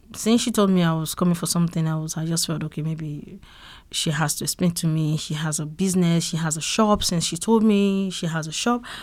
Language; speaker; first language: English; non-native, local second language; Yoruba